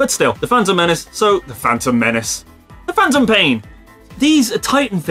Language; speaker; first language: English; native; English